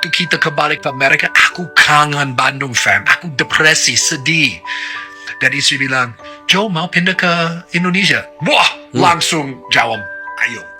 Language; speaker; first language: Indonesian; non-native, learner; English